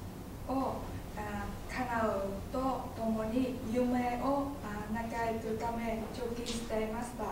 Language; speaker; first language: Japanese; non-native, learner; Vietnamese